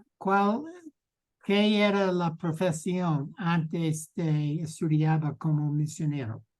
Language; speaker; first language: Spanish; non-native, learner; English